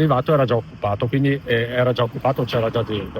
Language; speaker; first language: Italian; native; Italian